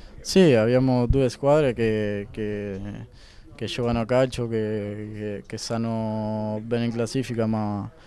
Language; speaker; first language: Italian; non-native, fluent; Spanish